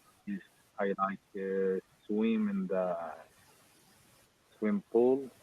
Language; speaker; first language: English; non-native, learner; Arabic